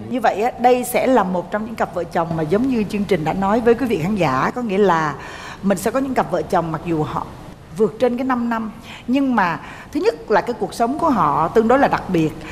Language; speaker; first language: Vietnamese; native; Vietnamese